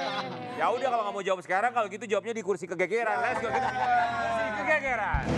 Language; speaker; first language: Indonesian; native; Indonesian